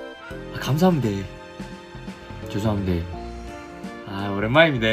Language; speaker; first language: Korean; native; Korean